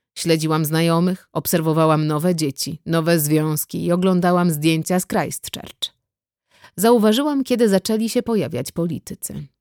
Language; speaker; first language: Polish; native; Polish